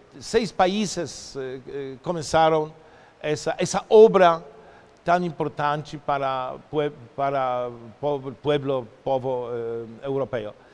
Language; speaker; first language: Portuguese; non-native, fluent; Polish